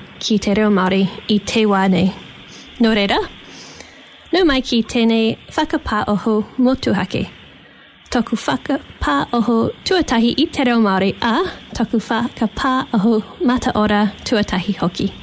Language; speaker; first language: Māori; non-native, local second language; English